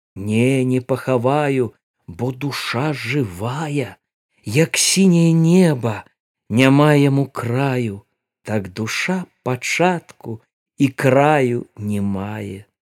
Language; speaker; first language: Belarusian; native; Belarusian